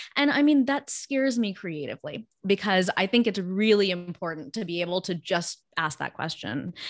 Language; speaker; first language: English; early bilingual, other home language; Gujarati